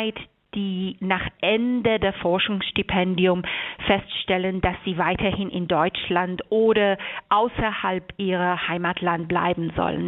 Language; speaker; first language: German; non-native, fluent; Persian